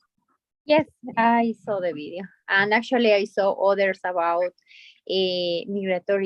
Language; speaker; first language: English; non-native, fluent; Spanish